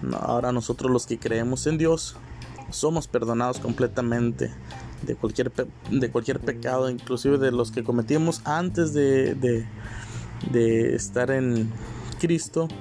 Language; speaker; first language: Spanish; native; Spanish